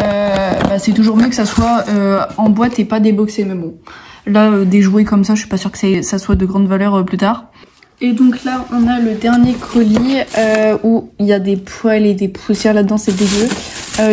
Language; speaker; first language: French; native; French